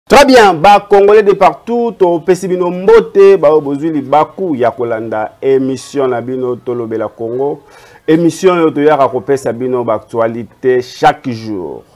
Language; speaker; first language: Lingala; native; Lingala